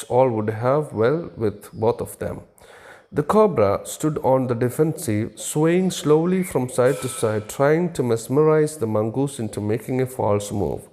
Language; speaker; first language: English; non-native, local second language; Malayalam